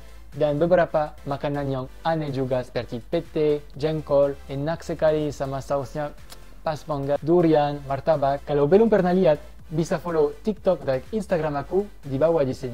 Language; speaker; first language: Indonesian; non-native, fluent; French